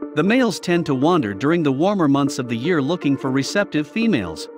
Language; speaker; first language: English; native; English